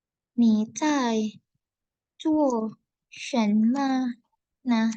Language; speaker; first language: Chinese; non-native, fluent; Indonesian